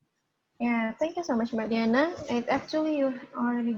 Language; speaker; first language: English; non-native, fluent; Indonesian